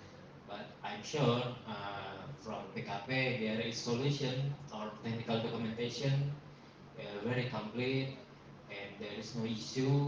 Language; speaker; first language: English; non-native, learner; Indonesian